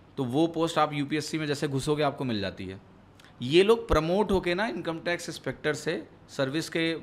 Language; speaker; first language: Hindi; native; Hindi